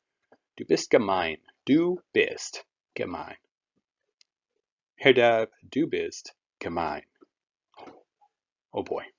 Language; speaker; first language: German; non-native, fluent; English